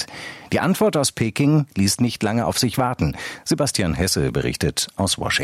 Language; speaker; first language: German; native; German